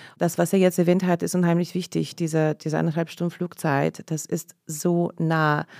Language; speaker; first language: German; non-native, fluent; Russian